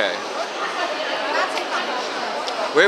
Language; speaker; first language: English; non-native, learner; Japanese